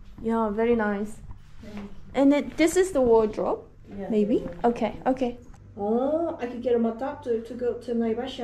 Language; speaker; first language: English; non-native, fluent; Korean